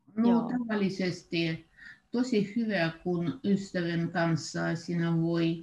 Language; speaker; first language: Finnish; non-native, learner; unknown